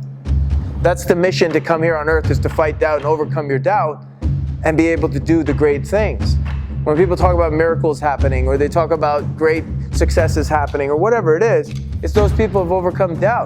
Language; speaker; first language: English; native; English